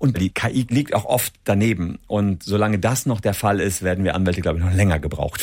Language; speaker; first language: German; native; German